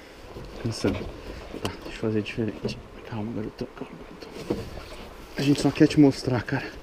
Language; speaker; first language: Portuguese; native; Portuguese